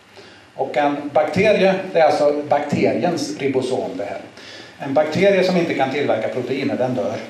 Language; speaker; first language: Swedish; native; Swedish